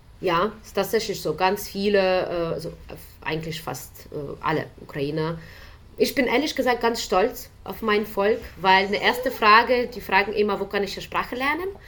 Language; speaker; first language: German; non-native, fluent; Ukrainian